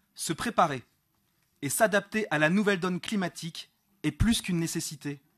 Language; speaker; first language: French; native; French